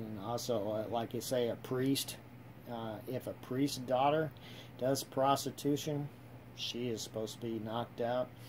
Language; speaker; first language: English; native; English